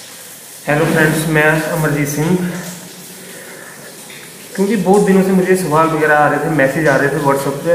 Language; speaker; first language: Hindi; native; Hindi